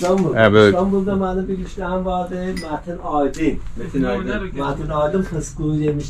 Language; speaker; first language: Turkish; non-native, learner; Azerbaijani